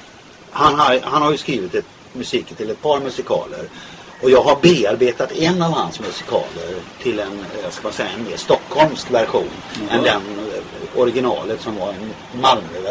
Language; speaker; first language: Swedish; native; Swedish